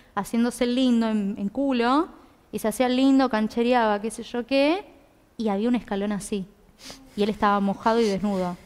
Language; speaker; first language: Spanish; native; Spanish